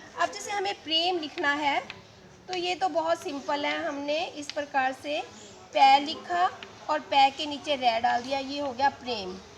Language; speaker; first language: Hindi; non-native, local second language; Punjabi